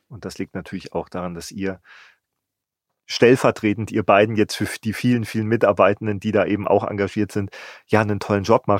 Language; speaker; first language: German; native; German